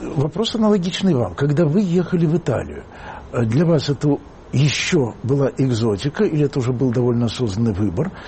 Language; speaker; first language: Russian; native; Russian